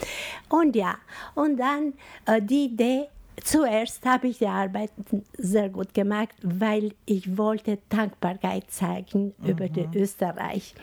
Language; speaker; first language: German; non-native, fluent; Albanian